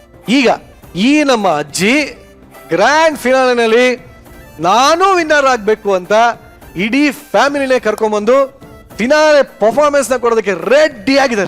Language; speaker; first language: Kannada; native; Kannada